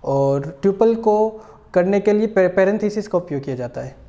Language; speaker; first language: Hindi; native; Hindi